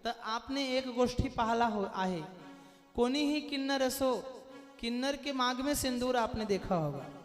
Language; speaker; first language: Hindi; non-native, local second language; Marathi